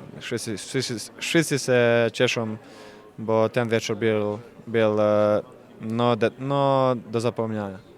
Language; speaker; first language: Polish; non-native, fluent; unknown